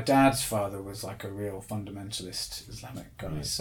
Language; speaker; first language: English; native; English